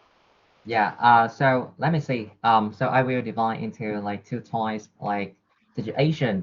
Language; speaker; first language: English; non-native, learner; Vietnamese